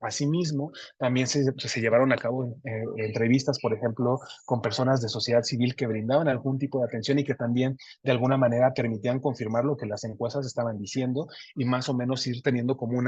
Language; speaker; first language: Spanish; native; Spanish